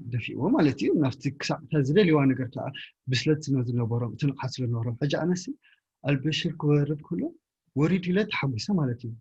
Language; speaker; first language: Tigrinya; native; Tigrinya